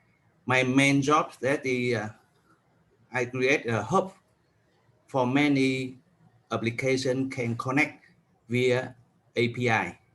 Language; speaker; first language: English; non-native, learner; Vietnamese